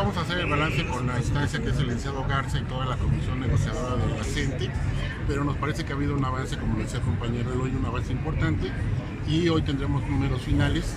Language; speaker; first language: Spanish; native; Spanish